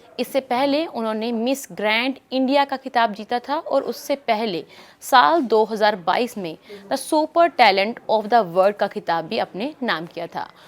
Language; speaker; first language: Hindi; native; Hindi